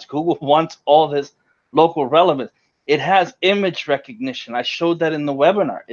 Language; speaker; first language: English; native; English